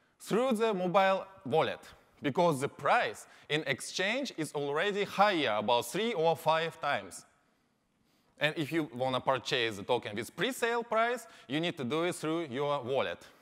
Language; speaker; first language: English; non-native, learner; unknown